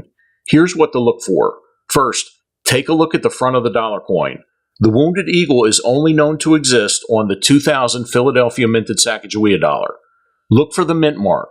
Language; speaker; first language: English; native; English